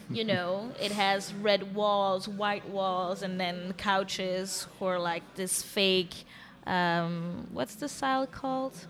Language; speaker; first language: English; non-native, fluent; Dutch